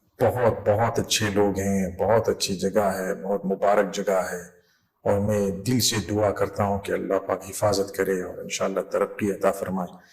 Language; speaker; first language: Urdu; non-native, fluent; English